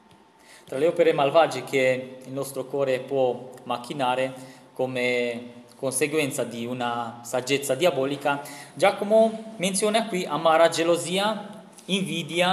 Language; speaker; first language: Italian; non-native, fluent; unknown